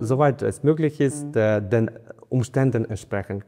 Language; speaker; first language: German; non-native, fluent; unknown